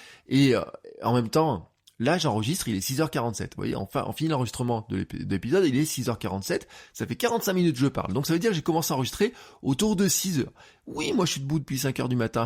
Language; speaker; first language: French; native; French